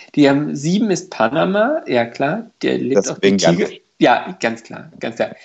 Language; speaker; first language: German; non-native, fluent; Hungarian